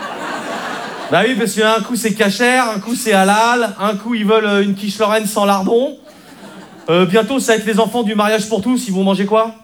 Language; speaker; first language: French; native; French